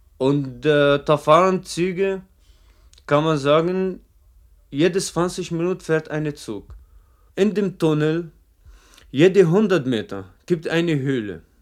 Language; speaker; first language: German; non-native, fluent; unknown